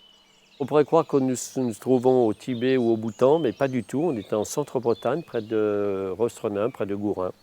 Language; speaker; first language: French; native; French